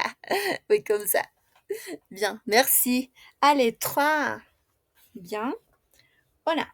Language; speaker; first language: French; non-native, fluent; Spanish